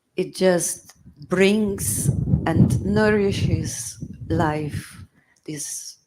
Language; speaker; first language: English; non-native, fluent; Slovenian